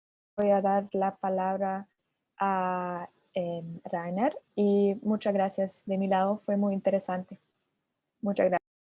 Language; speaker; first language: Spanish; non-native, fluent; German